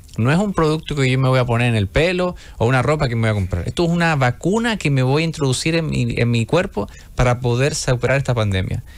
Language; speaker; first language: Spanish; native; Spanish